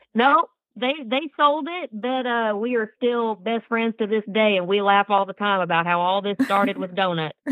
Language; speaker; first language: English; native; English